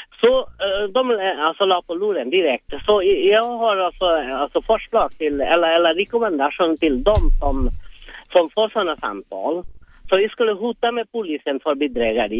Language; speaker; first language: Swedish; non-native, fluent; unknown